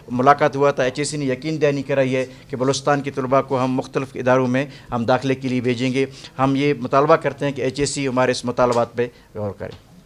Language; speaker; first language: Urdu; non-native, local second language; Baluchi